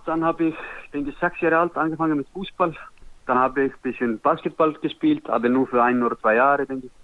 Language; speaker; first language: German; non-native, learner; Icelandic